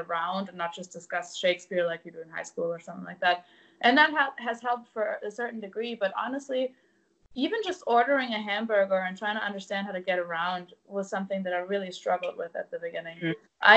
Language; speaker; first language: English; non-native, fluent; German